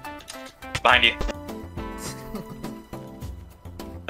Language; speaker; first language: English; native; English